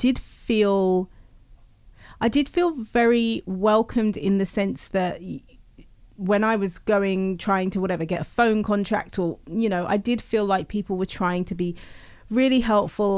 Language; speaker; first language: English; native; English